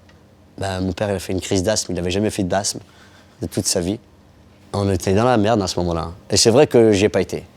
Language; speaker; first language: French; early bilingual, other home language; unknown